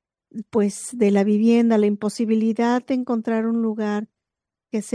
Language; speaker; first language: Spanish; native; Spanish